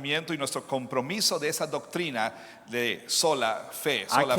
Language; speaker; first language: Spanish; non-native, fluent; English